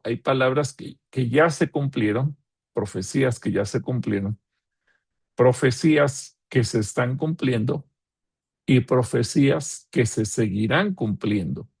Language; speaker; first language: Spanish; native; Spanish